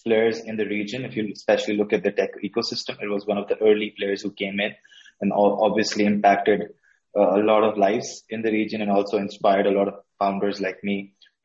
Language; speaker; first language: English; non-native, local second language; Urdu